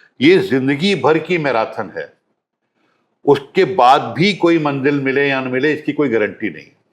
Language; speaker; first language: Hindi; native; Hindi